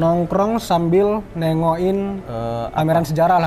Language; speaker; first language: Indonesian; native; Indonesian